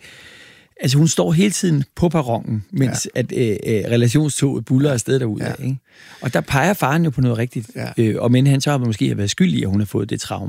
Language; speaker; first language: Danish; native; Danish